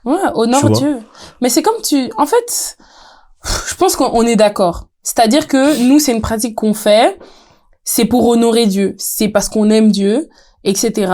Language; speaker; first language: French; native; French